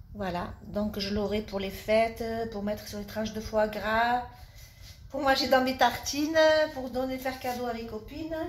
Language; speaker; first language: French; non-native, local second language; Arabic